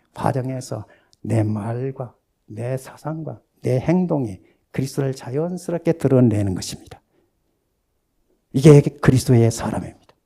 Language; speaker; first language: Korean; native; Korean